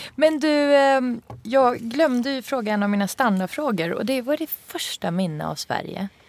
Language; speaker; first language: Swedish; early bilingual, other home language; Persian